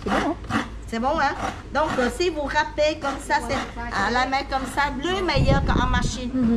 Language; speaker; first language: French; non-native, learner; Vietnamese